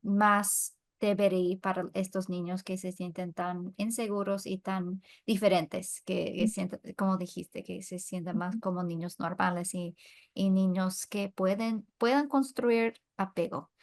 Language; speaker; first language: Spanish; non-native, fluent; English